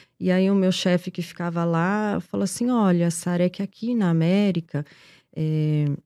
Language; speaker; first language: Portuguese; native; Portuguese